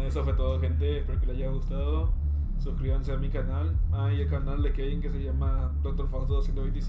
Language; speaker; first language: Spanish; native; Spanish